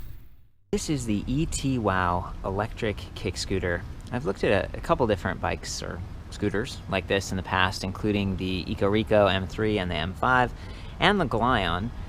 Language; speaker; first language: English; native; English